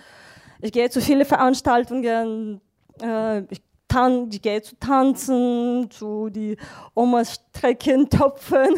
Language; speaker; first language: German; non-native, fluent; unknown